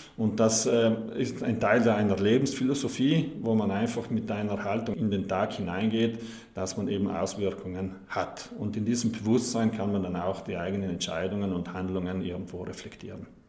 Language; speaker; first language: German; non-native, local second language; Ladin